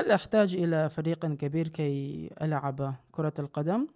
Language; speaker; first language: Arabic; non-native, fluent; Uzbek